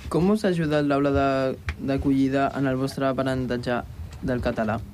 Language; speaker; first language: Catalan; native; Catalan